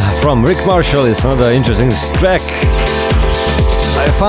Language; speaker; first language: English; non-native, fluent; Slovenian